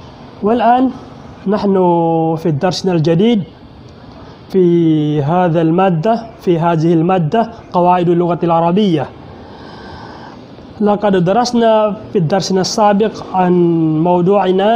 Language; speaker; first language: Arabic; non-native, fluent; Filipino